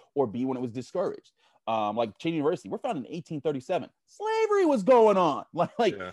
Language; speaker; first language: English; native; English